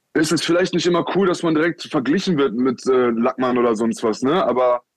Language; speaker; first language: German; native; German